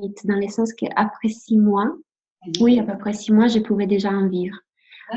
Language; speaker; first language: French; non-native, fluent; Italian